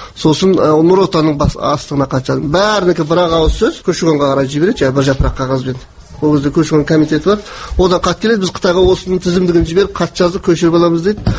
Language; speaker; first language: Kazakh; native; Kazakh